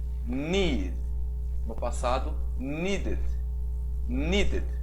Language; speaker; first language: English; non-native, fluent; Portuguese